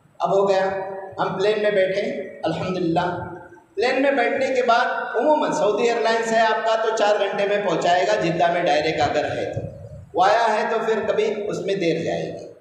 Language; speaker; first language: Urdu; non-native, local second language; Konkani